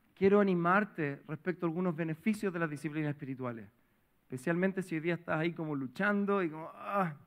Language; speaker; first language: Spanish; native; Spanish